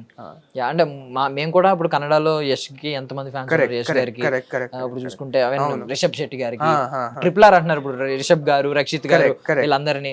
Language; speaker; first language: Telugu; native; Telugu